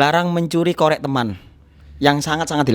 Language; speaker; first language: Indonesian; non-native, local second language; Javanese